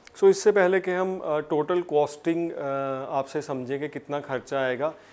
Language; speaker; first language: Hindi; non-native, local second language; Punjabi